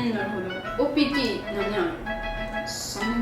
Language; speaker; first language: Japanese; native; Japanese